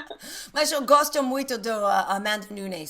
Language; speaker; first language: Portuguese; non-native, learner; English